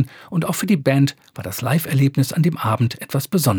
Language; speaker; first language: German; native; German